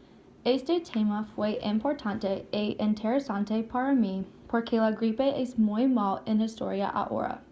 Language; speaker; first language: Spanish; non-native, learner; English